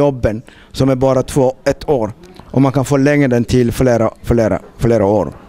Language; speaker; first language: Swedish; non-native, fluent; Somali